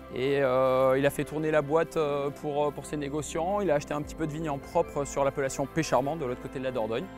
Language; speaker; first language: French; native; French